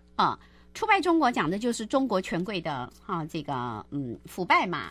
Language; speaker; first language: Chinese; native; Chinese